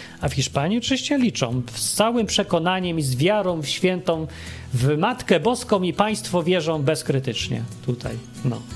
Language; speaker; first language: Polish; native; Polish